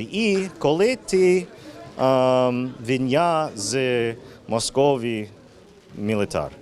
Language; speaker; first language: Ukrainian; non-native, learner; English